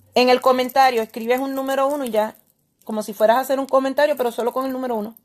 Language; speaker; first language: Spanish; native; Spanish